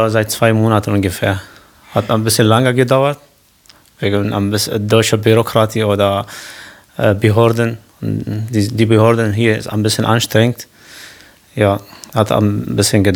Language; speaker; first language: German; non-native, learner; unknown